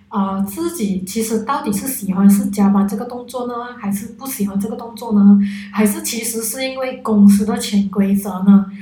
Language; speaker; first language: Chinese; non-native, local second language; Cantonese